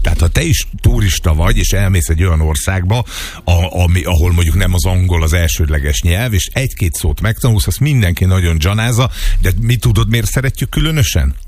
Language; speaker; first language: Hungarian; native; Hungarian